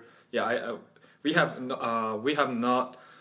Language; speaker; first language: English; non-native, learner; Japanese